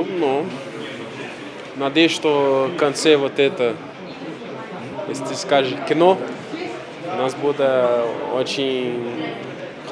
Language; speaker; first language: Russian; non-native, fluent; Portuguese